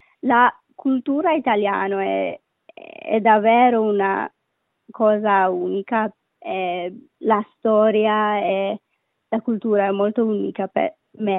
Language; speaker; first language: Italian; non-native, fluent; Sinhala